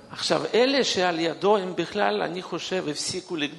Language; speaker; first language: Hebrew; non-native, fluent; Russian